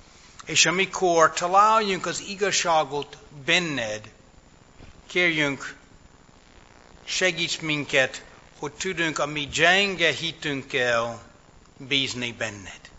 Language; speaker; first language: Hungarian; non-native, fluent; English